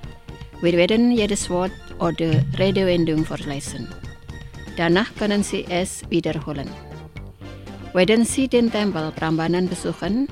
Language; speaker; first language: German; non-native, fluent; Indonesian